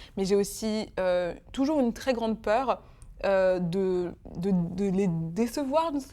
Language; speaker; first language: French; early bilingual, other home language; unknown